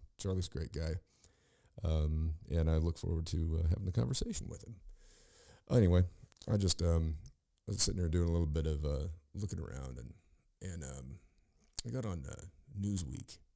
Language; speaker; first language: English; native; English